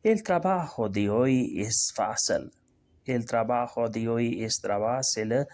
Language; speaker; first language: Spanish; non-native, fluent; Urdu